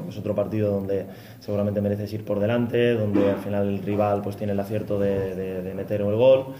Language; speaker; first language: Spanish; non-native, local second language; Catalan